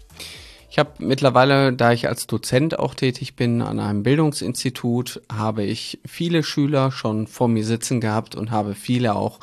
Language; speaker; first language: German; native; German